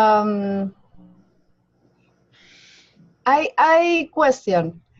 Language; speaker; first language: English; non-native, learner; Spanish